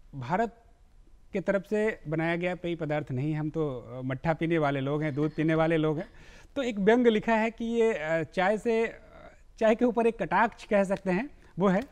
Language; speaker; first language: Hindi; non-native, local second language; Magahi